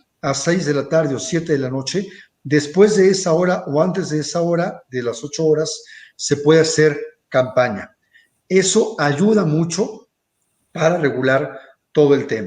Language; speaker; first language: Spanish; native; Spanish